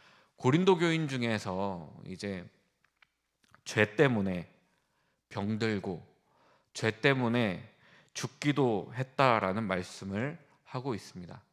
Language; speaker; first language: Korean; native; Korean